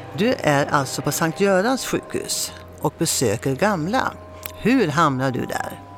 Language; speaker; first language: Swedish; native; Swedish